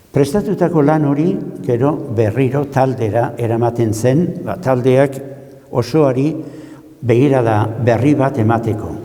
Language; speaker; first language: Basque; native; Basque